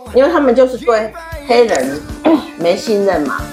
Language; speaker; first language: Chinese; native; Chinese